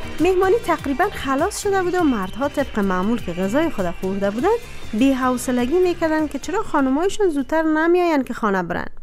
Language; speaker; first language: Persian; native; Persian